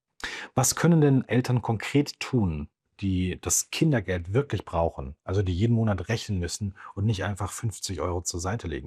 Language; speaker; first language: German; native; German